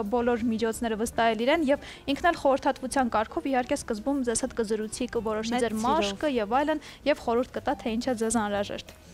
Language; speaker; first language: Armenian; native; Armenian